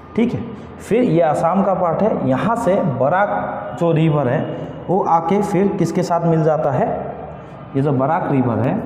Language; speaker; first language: Hindi; non-native, local second language; Assamese